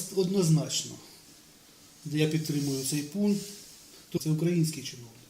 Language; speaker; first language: Ukrainian; non-native, local second language; Russian